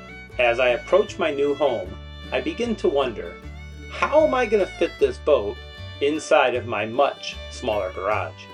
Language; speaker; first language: English; native; English